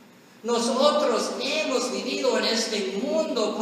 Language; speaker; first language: Spanish; non-native, learner; English